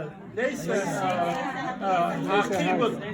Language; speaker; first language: Arabic; non-native, learner; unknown